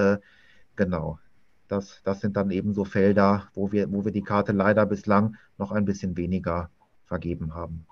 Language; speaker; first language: German; native; German